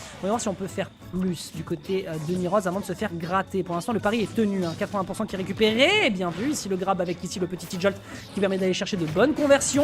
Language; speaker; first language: French; native; French